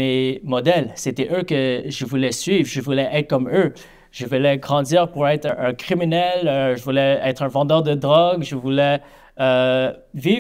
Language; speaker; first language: French; native; French